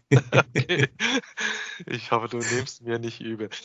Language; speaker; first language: German; non-native, fluent; Chinese